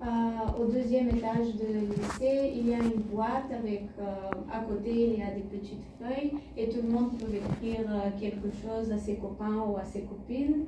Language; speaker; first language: French; non-native, learner; Bulgarian